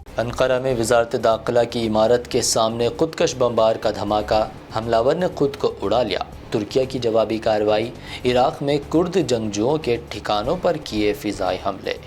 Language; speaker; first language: Urdu; native; Urdu